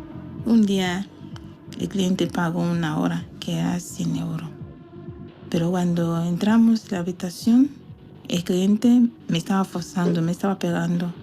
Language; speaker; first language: Spanish; non-native, learner; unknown